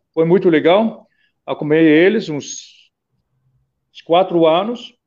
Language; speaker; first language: Portuguese; non-native, fluent; Danish